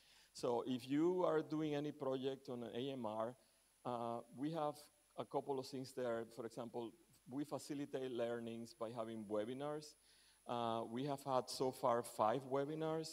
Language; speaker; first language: English; non-native, fluent; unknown